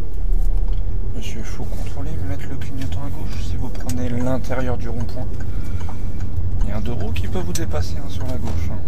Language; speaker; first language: French; native; French